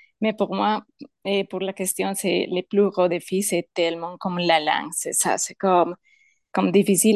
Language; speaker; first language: French; non-native, learner; Spanish